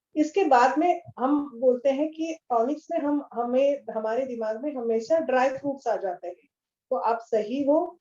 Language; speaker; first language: Hindi; non-native, local second language; Marathi